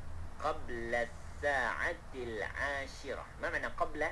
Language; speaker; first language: Arabic; non-native, fluent; Malay